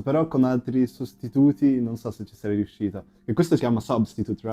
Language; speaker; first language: Italian; native; Italian